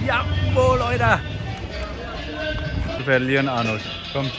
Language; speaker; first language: German; native; German